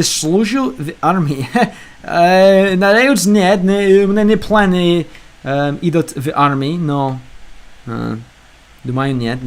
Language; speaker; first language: Russian; non-native, learner; English